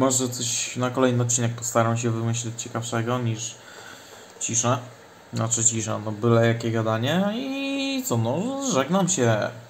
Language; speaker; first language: Polish; native; Polish